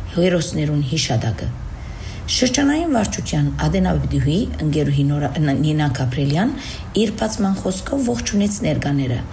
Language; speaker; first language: Armenian; early bilingual, heritage; Armenian